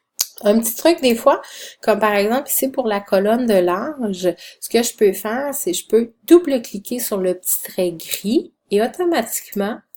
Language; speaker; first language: French; native; French